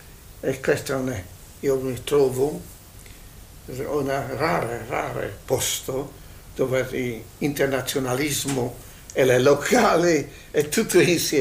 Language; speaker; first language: Italian; non-native, learner; Hungarian